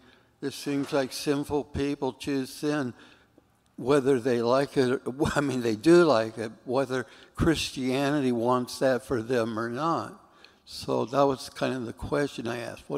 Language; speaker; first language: English; native; English